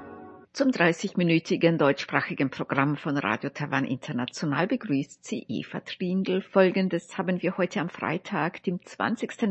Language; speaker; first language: German; native; German